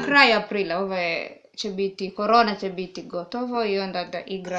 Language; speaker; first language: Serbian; non-native, learner; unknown